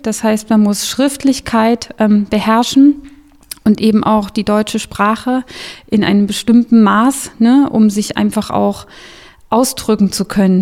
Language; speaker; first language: German; native; German